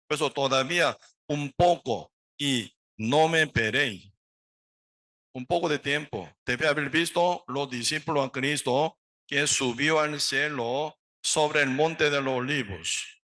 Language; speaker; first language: Spanish; non-native, learner; Korean